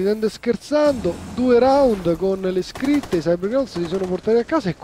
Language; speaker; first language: Italian; native; Italian